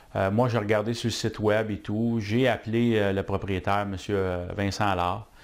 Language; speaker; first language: French; native; French